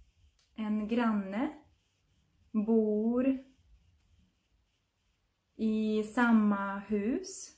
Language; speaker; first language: Swedish; non-native, fluent; Russian